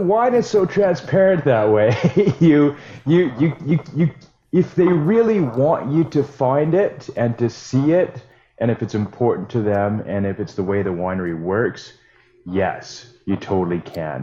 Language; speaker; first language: English; native; English